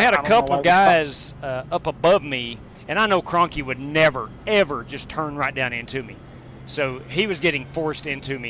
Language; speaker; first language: English; native; English